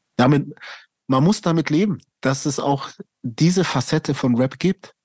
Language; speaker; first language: German; native; German